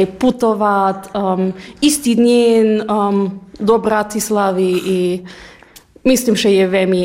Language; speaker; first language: Slovak; non-native, learner; German